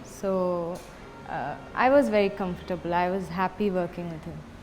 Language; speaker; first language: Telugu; non-native, local second language; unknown